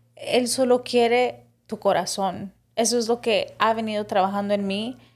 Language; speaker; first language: Spanish; early bilingual, heritage; Spanish